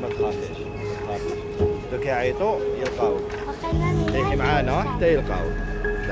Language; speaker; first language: Arabic; native; Arabic